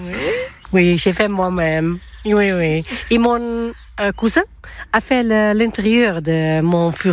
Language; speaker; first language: French; non-native, learner; Dutch